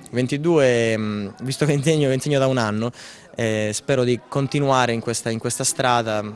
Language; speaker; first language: Italian; native; Italian